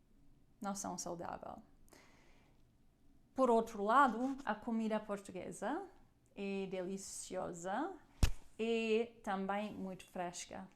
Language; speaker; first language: Portuguese; non-native, learner; German